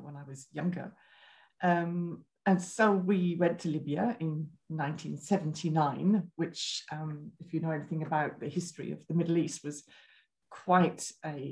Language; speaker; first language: English; native; English